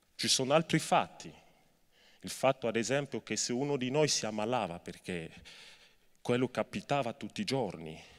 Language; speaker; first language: Italian; non-native, fluent; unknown